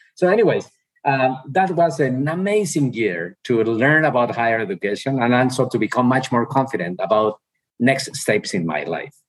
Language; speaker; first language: English; non-native, fluent; Spanish